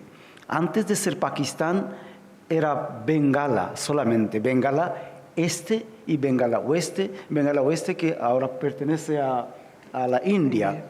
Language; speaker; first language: Spanish; non-native, fluent; Bangla